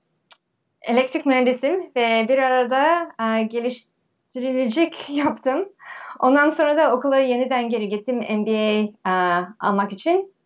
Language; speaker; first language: Turkish; early bilingual, heritage; Turkish